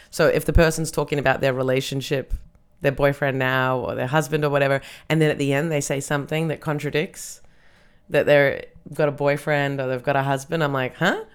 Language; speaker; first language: English; native; English